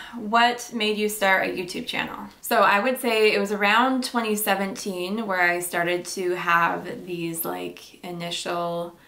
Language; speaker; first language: English; native; English